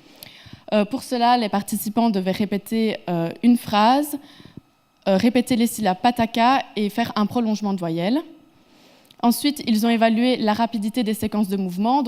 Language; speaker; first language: French; native; French